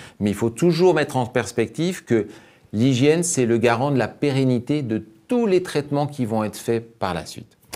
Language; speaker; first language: French; native; French